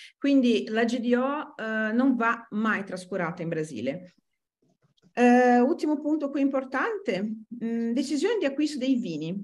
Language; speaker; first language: Italian; non-native, fluent; Portuguese